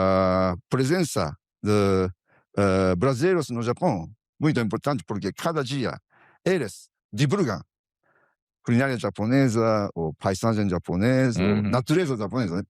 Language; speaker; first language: Portuguese; non-native, fluent; Japanese